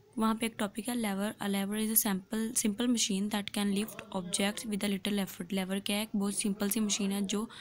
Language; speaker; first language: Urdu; non-native, local second language; Punjabi